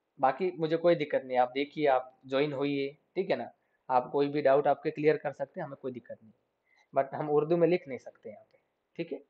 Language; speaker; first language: Hindi; native; Hindi